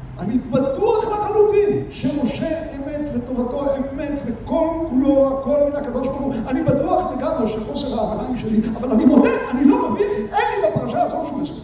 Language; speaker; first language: Hebrew; native; Hebrew